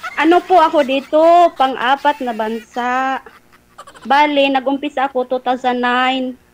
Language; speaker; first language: Filipino; non-native, local second language; Waray